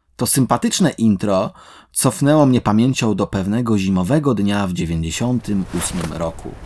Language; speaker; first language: Polish; native; Polish